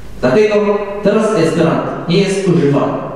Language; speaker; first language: Polish; non-native, learner; Japanese